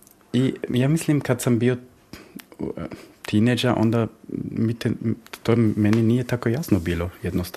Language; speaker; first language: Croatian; early bilingual, heritage; Croatian